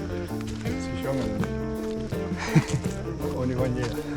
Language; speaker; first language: English; non-native, fluent; Dutch